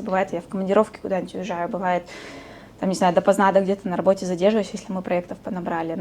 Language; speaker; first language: Russian; native; Russian